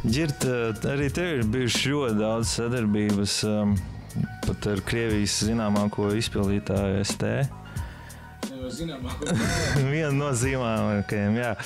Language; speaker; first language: Latvian; native; Latvian